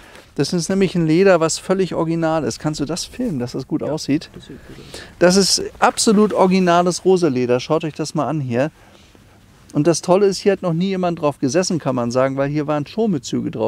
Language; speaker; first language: German; native; German